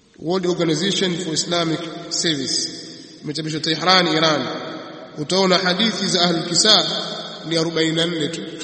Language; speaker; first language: Swahili; native; Swahili